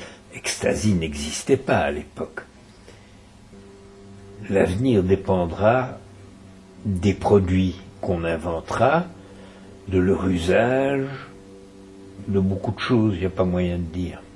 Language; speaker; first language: French; native; French